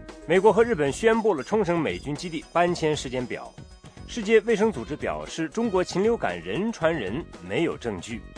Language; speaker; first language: Chinese; native; Chinese